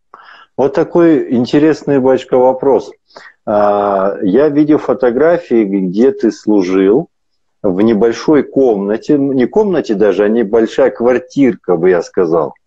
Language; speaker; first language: Russian; native; Russian